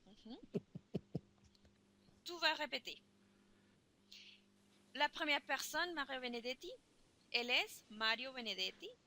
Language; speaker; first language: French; non-native, fluent; Spanish